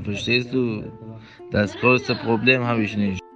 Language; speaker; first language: German; non-native, learner; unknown